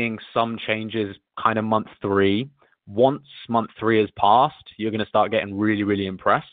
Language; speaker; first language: English; native; English